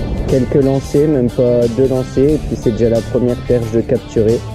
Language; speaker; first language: French; native; French